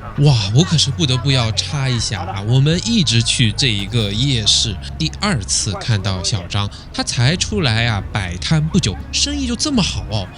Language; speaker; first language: Chinese; native; Chinese